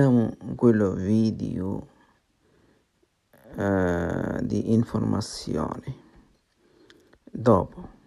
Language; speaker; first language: Italian; non-native, learner; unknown